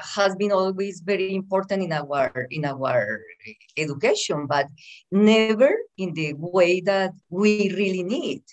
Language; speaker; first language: English; non-native, fluent; Spanish